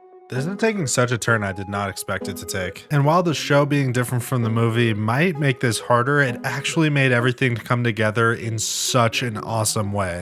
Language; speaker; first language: English; native; English